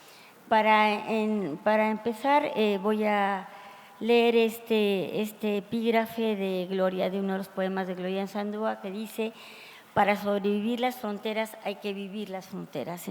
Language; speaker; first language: Spanish; native; Spanish